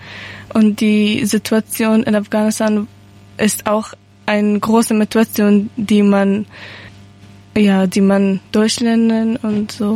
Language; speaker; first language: German; non-native, learner; Persian